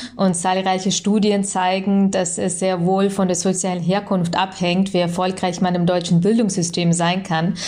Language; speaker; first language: German; early bilingual, other home language; Russian